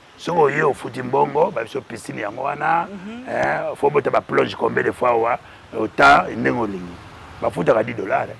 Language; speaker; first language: Lingala; native; Lingala